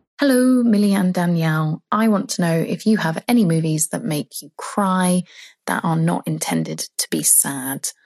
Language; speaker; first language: English; native; English